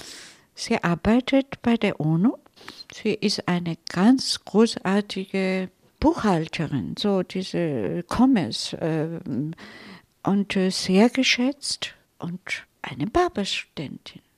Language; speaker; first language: German; non-native, fluent; Italian